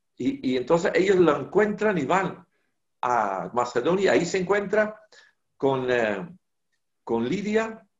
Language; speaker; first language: Spanish; non-native, fluent; Dutch